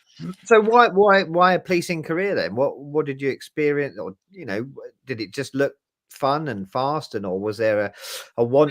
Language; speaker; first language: English; native; English